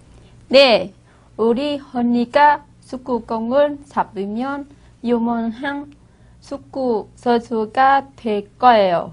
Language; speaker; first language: Korean; non-native, learner; Vietnamese